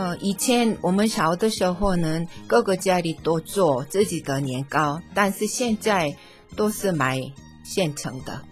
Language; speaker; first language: Chinese; non-native, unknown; Korean